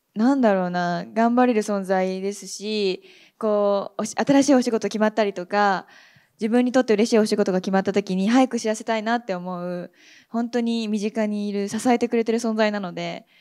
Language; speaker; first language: Japanese; native; Japanese